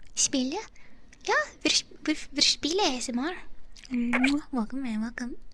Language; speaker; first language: German; non-native, learner; English